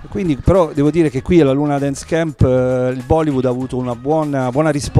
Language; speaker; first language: Italian; native; Italian